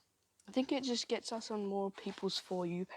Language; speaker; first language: English; native; English